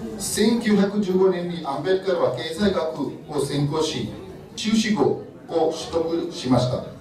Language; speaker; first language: Japanese; non-native, fluent; Marathi